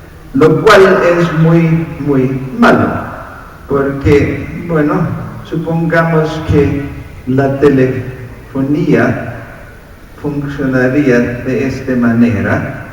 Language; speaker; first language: Spanish; non-native, fluent; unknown